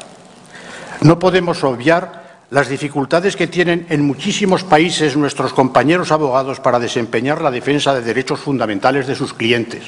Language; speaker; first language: Spanish; native; Spanish